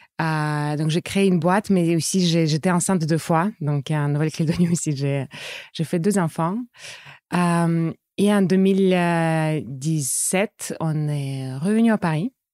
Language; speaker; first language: French; non-native, fluent; Russian